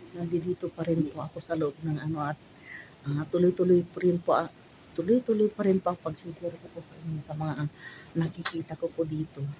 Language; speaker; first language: Filipino; non-native, local second language; Cebuano